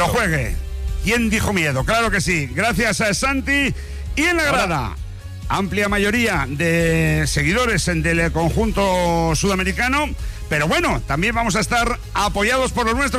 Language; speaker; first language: Spanish; native; Spanish